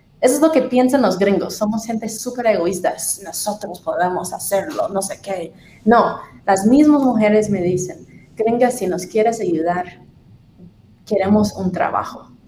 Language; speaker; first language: Spanish; non-native, fluent; English